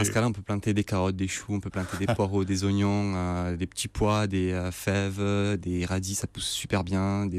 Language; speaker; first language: French; native; French